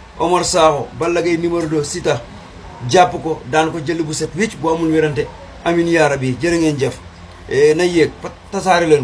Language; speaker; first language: Wolof; non-native, local second language; Serer